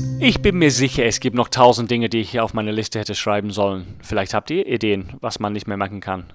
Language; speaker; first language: German; non-native, fluent; English